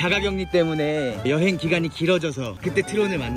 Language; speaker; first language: Korean; native; Korean